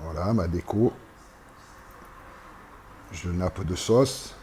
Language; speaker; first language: French; native; French